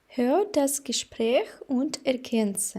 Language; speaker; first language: German; non-native, fluent; Ukrainian